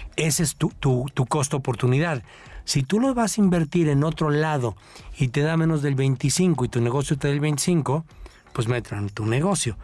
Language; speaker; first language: Spanish; native; Spanish